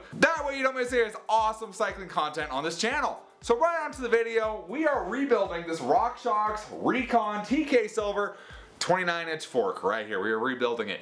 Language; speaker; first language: English; native; English